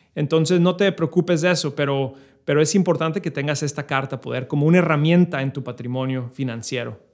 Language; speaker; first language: Spanish; native; Spanish